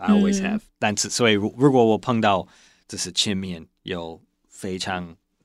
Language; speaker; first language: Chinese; non-native, fluent; English